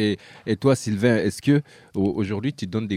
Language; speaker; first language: French; native; French